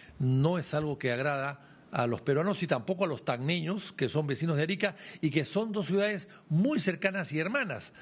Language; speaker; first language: Spanish; native; Spanish